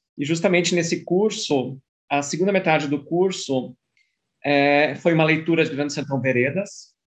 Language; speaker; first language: Portuguese; early bilingual, other home language; German